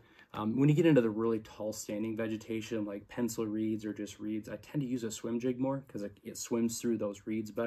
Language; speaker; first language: English; native; English